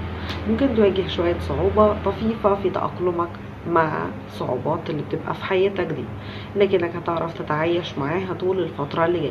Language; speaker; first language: Arabic; native; Arabic